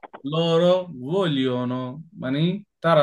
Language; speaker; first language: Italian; non-native, fluent; Bangla